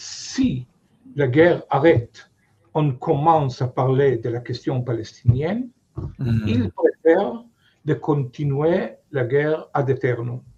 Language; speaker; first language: French; non-native, fluent; Hebrew